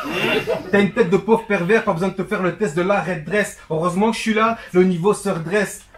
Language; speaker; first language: French; early bilingual, other home language; Turkish